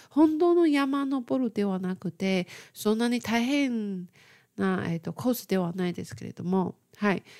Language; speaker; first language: Japanese; non-native, fluent; Chinese